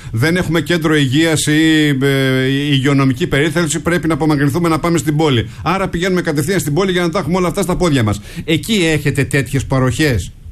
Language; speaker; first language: Greek; native; Greek